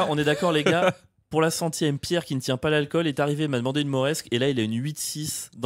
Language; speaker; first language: French; native; French